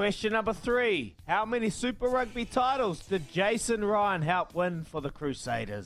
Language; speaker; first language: English; native; English